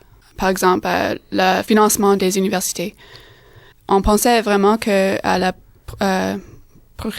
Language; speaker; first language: French; non-native, fluent; English